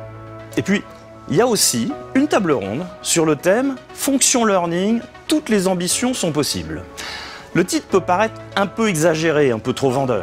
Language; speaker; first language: French; native; French